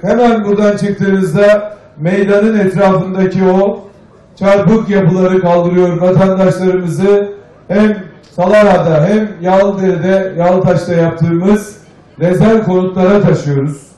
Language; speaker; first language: Turkish; native; Turkish